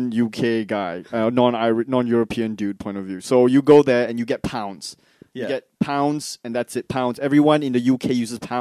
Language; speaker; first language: English; non-native, local second language; Chinese